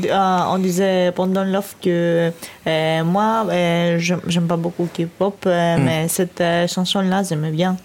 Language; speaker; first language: French; non-native, learner; Greek